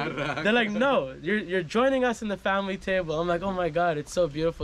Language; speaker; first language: English; native; English